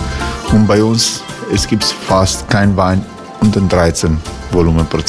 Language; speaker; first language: German; non-native, fluent; Croatian